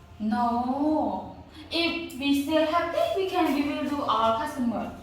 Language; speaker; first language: English; non-native, learner; Khmer